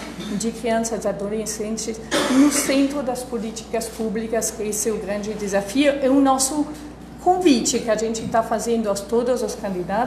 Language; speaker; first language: Portuguese; non-native, fluent; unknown